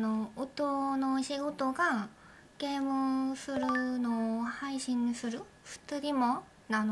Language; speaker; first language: Japanese; non-native, learner; Korean